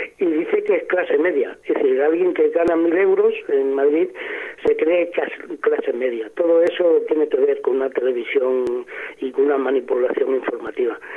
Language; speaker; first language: Spanish; native; Spanish